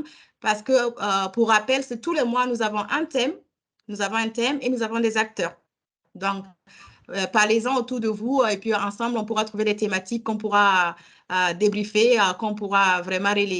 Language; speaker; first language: French; native; French